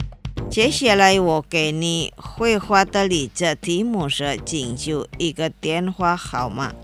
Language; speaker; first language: Chinese; non-native, fluent; Indonesian